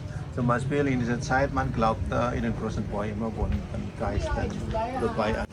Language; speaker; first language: German; non-native, learner; Balinese